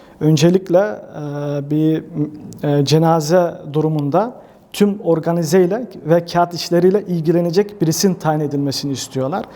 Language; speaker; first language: Turkish; early bilingual, heritage; Turkish